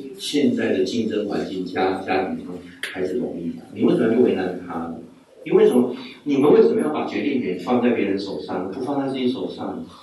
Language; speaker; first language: Chinese; native; Chinese